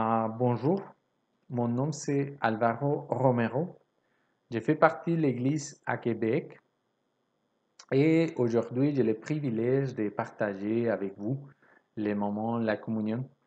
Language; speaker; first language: French; non-native, fluent; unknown